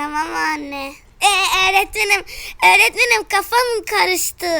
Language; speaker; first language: Turkish; early bilingual, heritage; Turkish